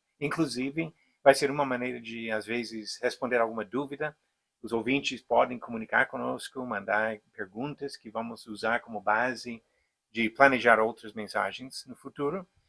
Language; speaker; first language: Portuguese; non-native, fluent; English